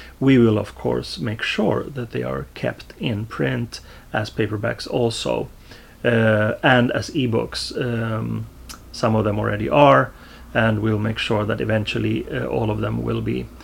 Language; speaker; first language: English; non-native, fluent; Swedish